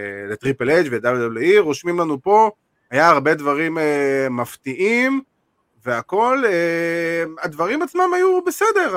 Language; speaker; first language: Hebrew; native; Hebrew